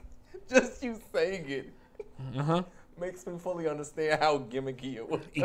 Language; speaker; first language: English; native; English